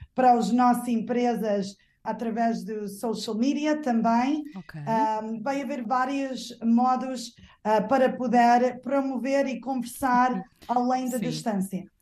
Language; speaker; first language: Portuguese; non-native, fluent; English